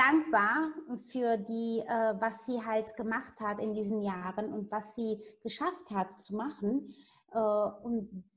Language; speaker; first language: German; non-native, fluent; Italian